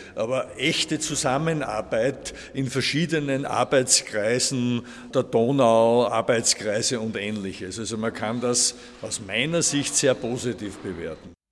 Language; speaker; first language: German; native; German